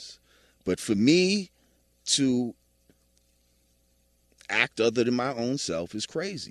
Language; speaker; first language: English; native; English